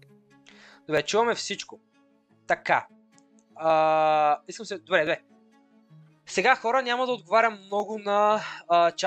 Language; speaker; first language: Bulgarian; native; Bulgarian